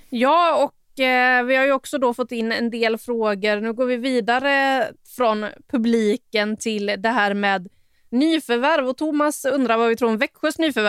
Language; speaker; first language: Swedish; native; Swedish